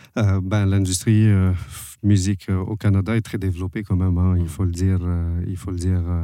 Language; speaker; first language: French; non-native, local second language; Arabic